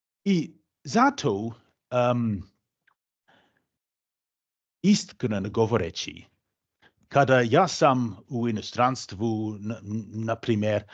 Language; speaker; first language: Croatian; non-native, fluent; English